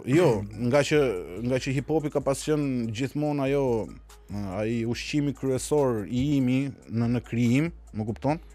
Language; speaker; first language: Albanian; native; Albanian